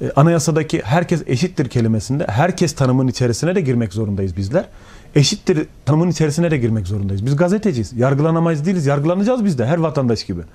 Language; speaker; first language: Turkish; native; Turkish